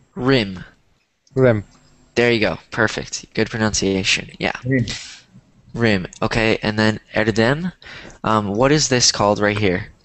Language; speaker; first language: English; native; English